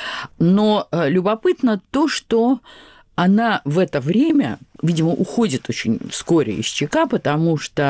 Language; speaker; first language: Russian; native; Russian